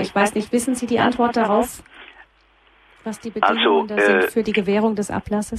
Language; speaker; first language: German; native; German